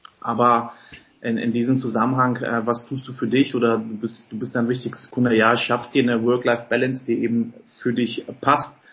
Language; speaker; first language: German; early bilingual, other home language; Polish